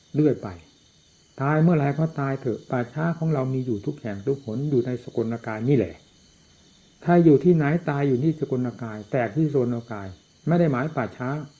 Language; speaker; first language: Thai; non-native, local second language; Northeastern Thai